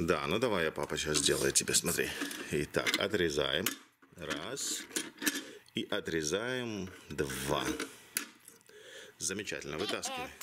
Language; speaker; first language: Russian; native; Russian